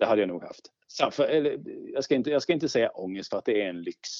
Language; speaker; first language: Swedish; native; Swedish